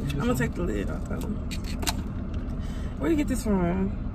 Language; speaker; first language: English; native; English